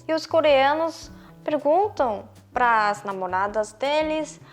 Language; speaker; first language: Portuguese; non-native, fluent; Korean